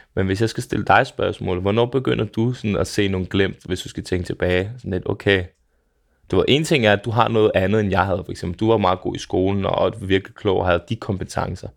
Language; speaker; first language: Danish; early bilingual, other home language; Serbian